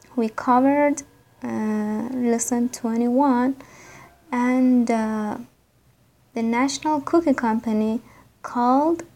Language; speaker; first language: English; non-native, fluent; Persian